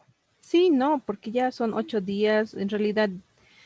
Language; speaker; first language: Spanish; native; Spanish